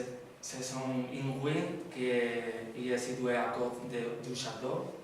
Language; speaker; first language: French; non-native, learner; Spanish